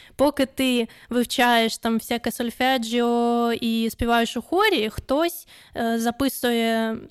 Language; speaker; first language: Ukrainian; non-native, local second language; Russian